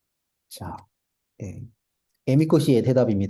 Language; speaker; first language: Korean; native; Korean